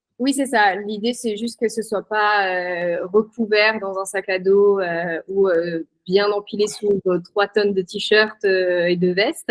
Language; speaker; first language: French; native; French